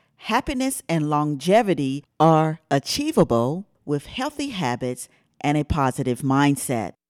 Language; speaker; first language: English; native; English